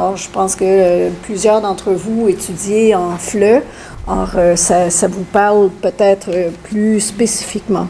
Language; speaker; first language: French; native; French